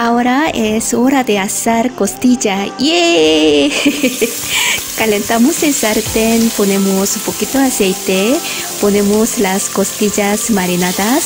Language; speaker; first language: Spanish; non-native, learner; Korean